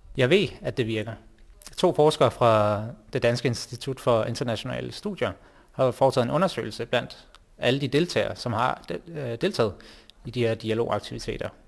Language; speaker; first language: Danish; early bilingual, other home language; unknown